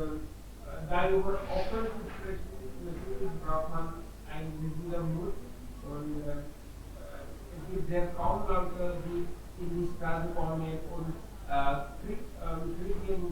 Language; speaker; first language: German; non-native, learner; Hindi